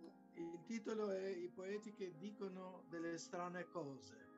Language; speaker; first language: Italian; non-native, fluent; Albanian